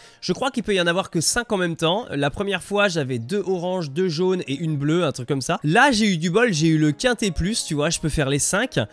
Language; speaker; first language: French; native; French